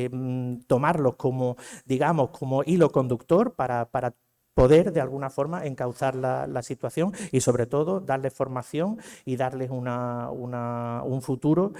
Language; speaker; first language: Spanish; native; Spanish